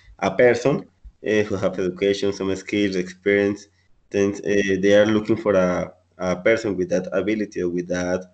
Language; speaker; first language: English; non-native, learner; Spanish